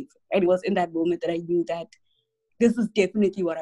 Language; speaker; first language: English; non-native, local second language; Tswana